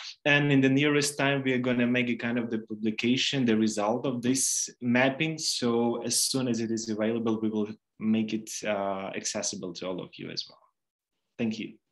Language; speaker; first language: English; non-native, fluent; Ukrainian